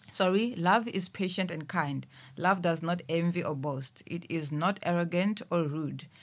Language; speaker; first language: English; non-native, local second language; Venda